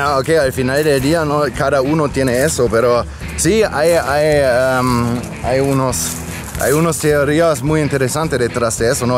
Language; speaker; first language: Spanish; non-native, fluent; German